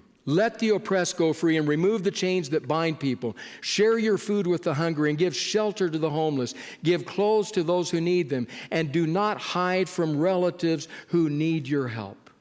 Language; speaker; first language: English; native; English